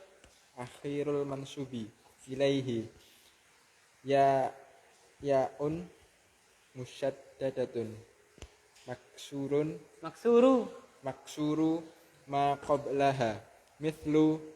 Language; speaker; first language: Arabic; non-native, learner; Indonesian